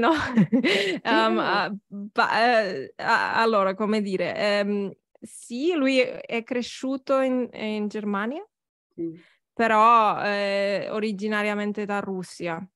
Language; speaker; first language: Italian; non-native, learner; Catalan